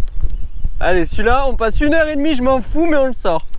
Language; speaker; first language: French; native; French